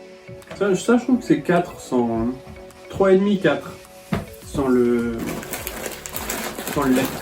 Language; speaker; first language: French; native; French